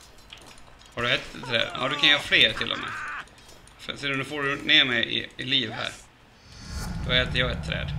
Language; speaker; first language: Swedish; native; Swedish